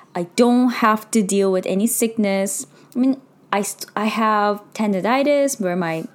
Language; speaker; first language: English; early bilingual, heritage; Japanese